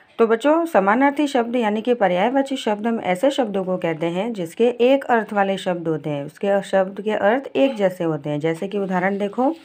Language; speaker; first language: Hindi; non-native, local second language; Gujarati